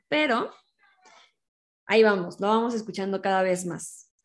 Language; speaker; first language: Spanish; native; Spanish